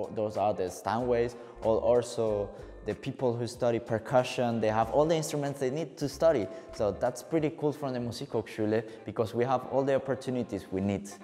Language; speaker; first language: English; non-native, fluent; Spanish